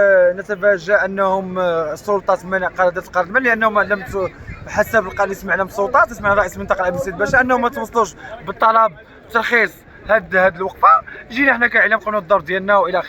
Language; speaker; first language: Arabic; native; Arabic